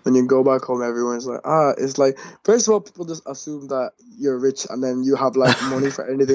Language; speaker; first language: English; native; English